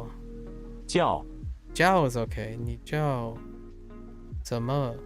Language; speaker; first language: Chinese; non-native, learner; English